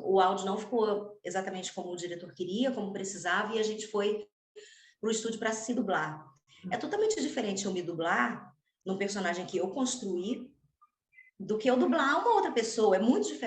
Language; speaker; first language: Portuguese; native; Portuguese